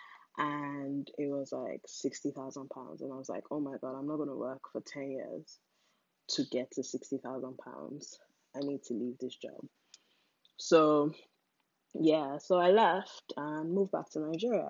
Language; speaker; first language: English; non-native, local second language; Yoruba